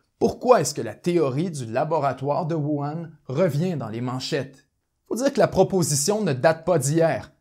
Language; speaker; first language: French; native; French